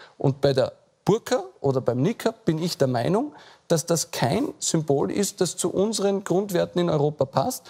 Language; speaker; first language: German; native; German